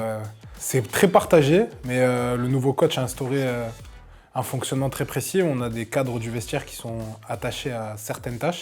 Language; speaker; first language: French; native; French